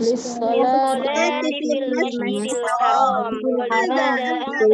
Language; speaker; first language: Arabic; non-native, learner; Indonesian